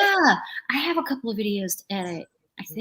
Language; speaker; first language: English; native; English